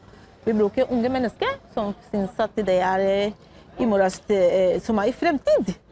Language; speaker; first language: Norwegian; non-native, fluent; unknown